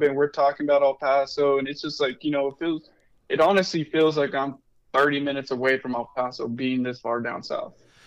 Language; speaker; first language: English; native; English